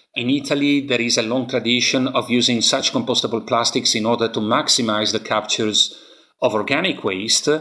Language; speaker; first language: English; non-native, fluent; Italian